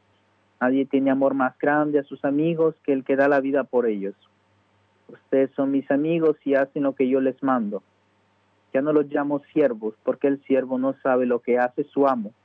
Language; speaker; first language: Spanish; native; Spanish